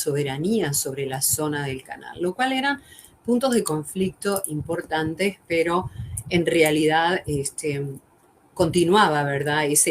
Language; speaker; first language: Spanish; native; Spanish